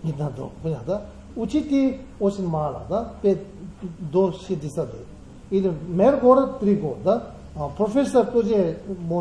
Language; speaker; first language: Russian; non-native, learner; Tibetan